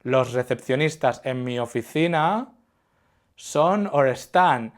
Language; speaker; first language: Spanish; non-native, fluent; English